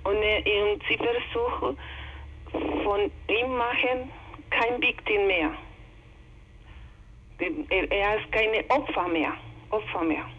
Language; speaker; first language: German; non-native, learner; Spanish